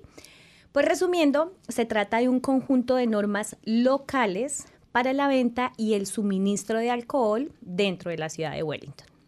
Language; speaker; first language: Spanish; native; Spanish